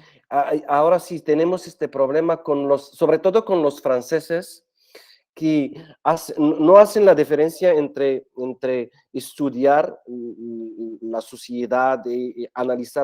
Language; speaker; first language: Spanish; non-native, fluent; Arabic